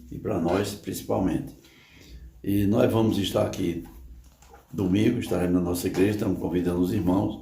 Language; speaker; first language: Portuguese; native; Portuguese